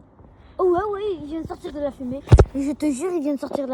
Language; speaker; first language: French; native; French